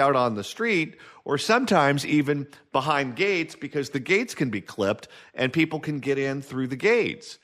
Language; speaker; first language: English; native; English